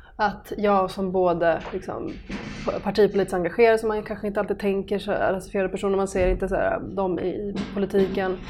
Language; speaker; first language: Swedish; early bilingual, other home language; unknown